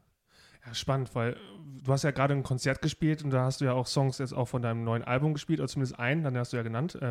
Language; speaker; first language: German; native; German